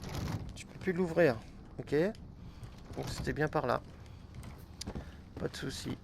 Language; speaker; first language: French; native; French